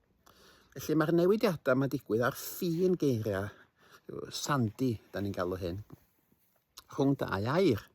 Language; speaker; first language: Welsh; native; Welsh